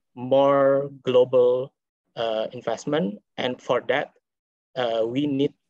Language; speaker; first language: English; non-native, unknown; Indonesian